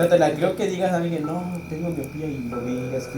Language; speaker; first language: Spanish; native; Spanish